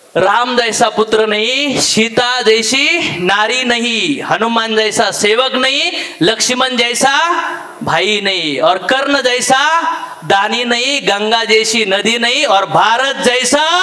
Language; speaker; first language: Hindi; non-native, local second language; Marathi